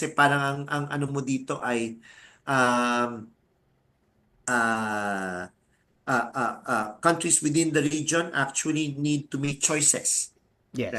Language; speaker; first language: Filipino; native; Filipino